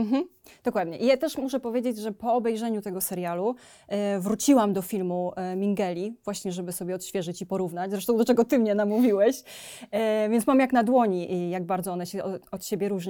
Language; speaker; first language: Polish; native; Polish